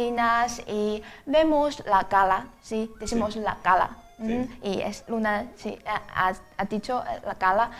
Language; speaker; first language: Spanish; non-native, fluent; Chinese